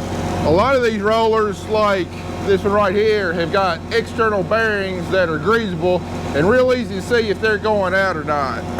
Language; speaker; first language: English; native; English